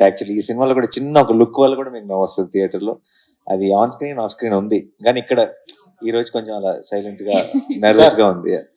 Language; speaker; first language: Telugu; native; Telugu